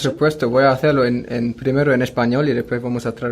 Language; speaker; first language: Spanish; non-native, fluent; German